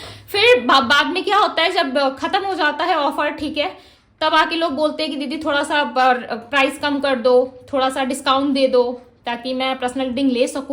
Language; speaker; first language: Hindi; native; Hindi